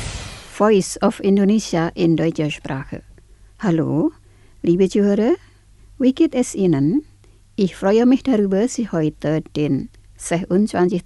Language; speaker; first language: German; non-native, fluent; Indonesian